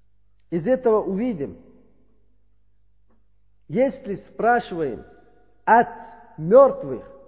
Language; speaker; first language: Russian; non-native, learner; Uzbek